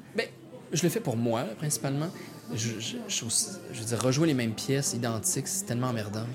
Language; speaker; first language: French; native; French